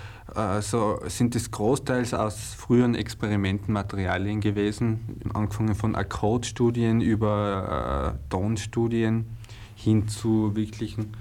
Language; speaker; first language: German; native; German